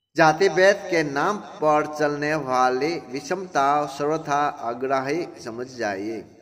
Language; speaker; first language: Hindi; non-native, local second language; Gujarati